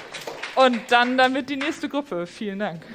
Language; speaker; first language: German; native; German